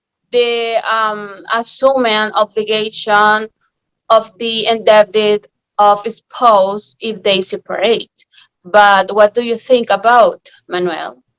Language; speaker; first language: English; non-native, learner; Spanish